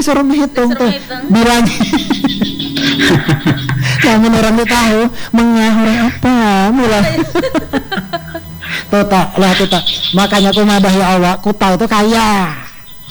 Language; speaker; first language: Indonesian; non-native, local second language; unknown